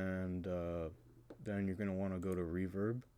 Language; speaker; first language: English; native; English